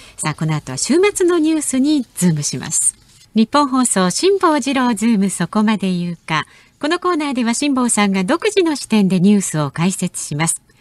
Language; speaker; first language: Japanese; native; Japanese